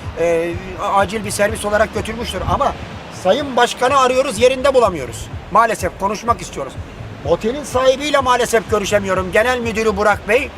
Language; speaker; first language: Turkish; native; Turkish